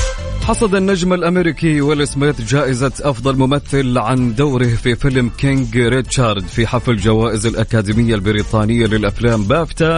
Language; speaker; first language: Arabic; native; Arabic